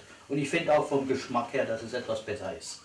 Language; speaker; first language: German; native; German